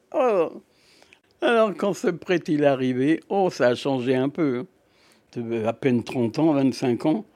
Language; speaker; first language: French; native; French